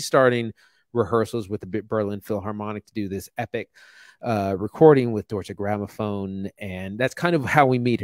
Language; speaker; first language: English; native; English